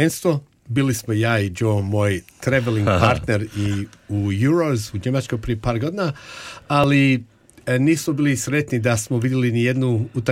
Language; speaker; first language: Croatian; non-native, fluent; English